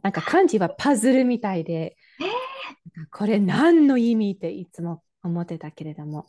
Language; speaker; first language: Japanese; non-native, fluent; English